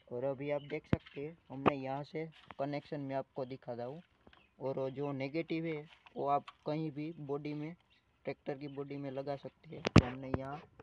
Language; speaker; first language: Hindi; non-native, local second language; Gujarati